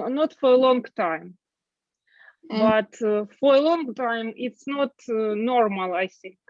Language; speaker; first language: English; non-native, learner; Russian